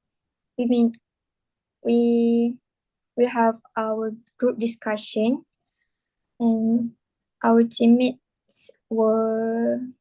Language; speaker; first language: English; non-native, local second language; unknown